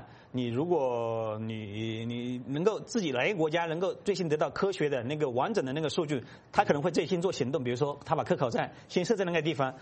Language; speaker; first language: Chinese; native; Chinese